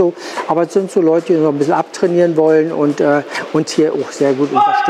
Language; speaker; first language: German; native; German